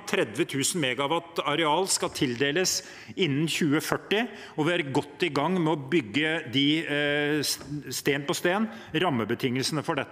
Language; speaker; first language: Norwegian; native; Norwegian